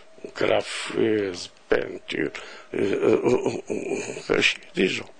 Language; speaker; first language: French; non-native, local second language; Arabic